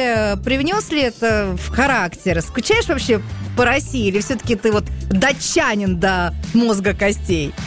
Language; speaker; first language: Russian; native; Russian